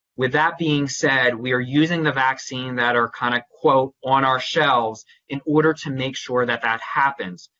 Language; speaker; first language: English; native; English